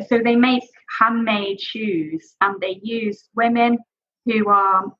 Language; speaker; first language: English; native; English